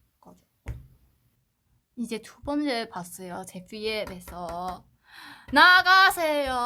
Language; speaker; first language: Korean; non-native, learner; Chinese